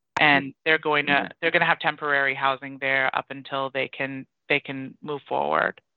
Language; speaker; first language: English; early bilingual, other home language; Persian